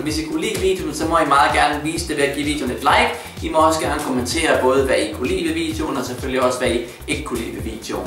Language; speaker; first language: Danish; native; Danish